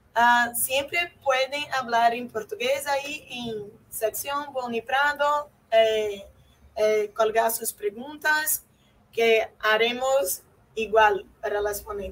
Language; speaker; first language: Spanish; non-native, fluent; Portuguese